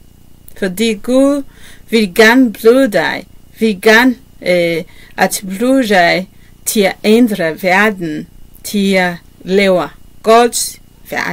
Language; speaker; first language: Danish; non-native, learner; Kinyarwanda